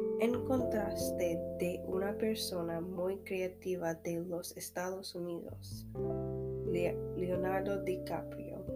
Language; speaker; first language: Spanish; non-native, learner; English